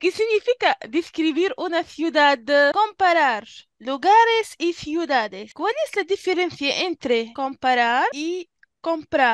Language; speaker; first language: Spanish; non-native, fluent; Arabic